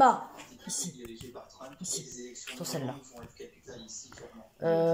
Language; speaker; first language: French; native; French